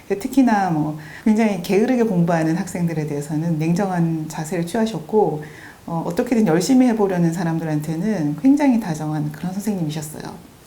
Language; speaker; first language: Korean; native; Korean